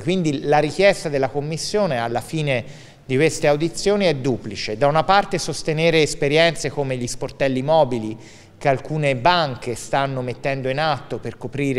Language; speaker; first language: Italian; native; Italian